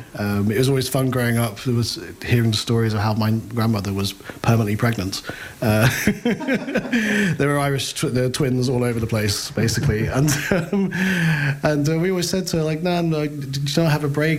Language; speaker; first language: English; native; English